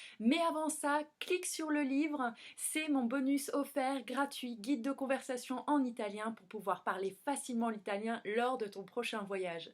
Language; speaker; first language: French; native; French